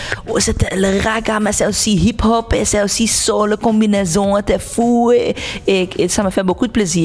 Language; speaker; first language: French; non-native, local second language; Dutch